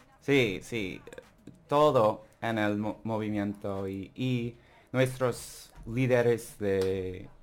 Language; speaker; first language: Spanish; non-native, learner; English